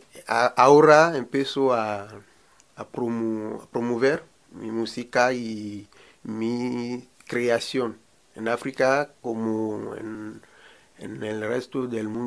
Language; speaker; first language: Spanish; non-native, learner; Ewe